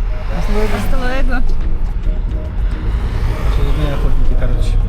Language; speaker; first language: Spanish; non-native, learner; Russian